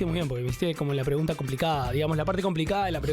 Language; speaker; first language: Spanish; native; Spanish